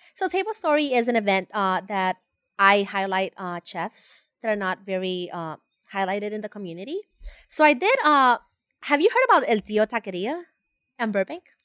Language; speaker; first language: English; non-native, fluent; Spanish